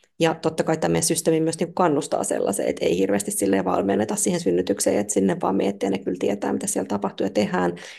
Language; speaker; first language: Finnish; native; Finnish